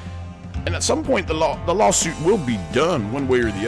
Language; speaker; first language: English; native; English